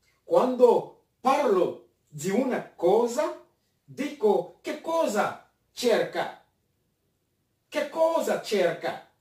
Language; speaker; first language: Italian; non-native, fluent; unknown